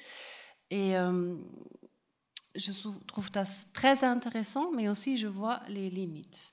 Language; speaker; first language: French; non-native, fluent; German